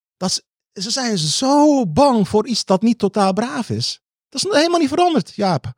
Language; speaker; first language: Dutch; early bilingual, other home language; Turkish